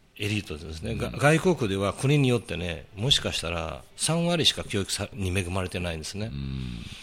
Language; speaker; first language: Japanese; early bilingual, heritage; Portuguese